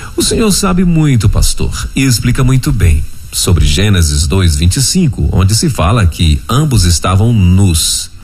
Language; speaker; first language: Portuguese; native; Portuguese